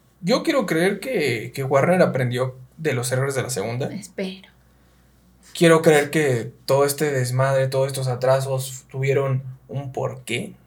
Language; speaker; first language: Spanish; native; Spanish